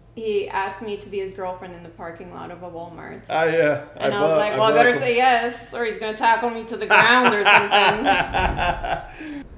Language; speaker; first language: English; non-native, fluent; Portuguese